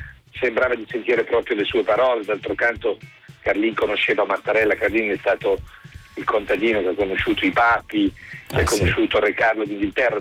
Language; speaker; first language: Italian; native; Italian